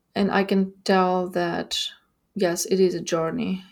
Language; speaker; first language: English; non-native, fluent; Ukrainian